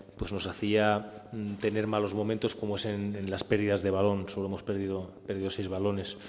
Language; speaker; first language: Spanish; non-native, local second language; Catalan